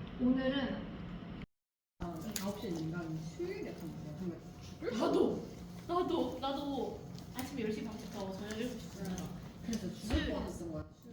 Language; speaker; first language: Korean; non-native, fluent; Vietnamese